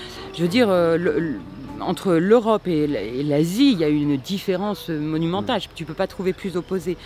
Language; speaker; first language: French; native; French